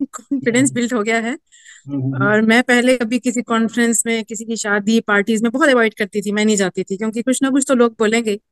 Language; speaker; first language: Hindi; native; Hindi